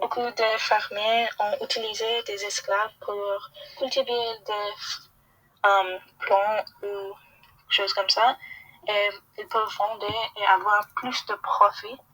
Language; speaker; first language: French; non-native, learner; English